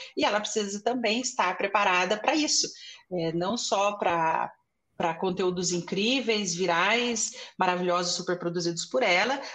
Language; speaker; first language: Portuguese; native; Portuguese